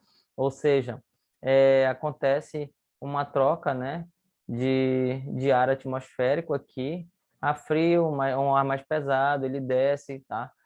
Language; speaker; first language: Portuguese; native; Portuguese